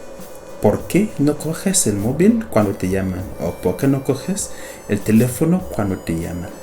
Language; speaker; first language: Spanish; non-native, fluent; French